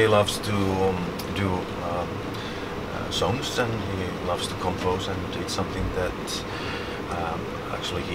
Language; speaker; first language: English; non-native, fluent; Finnish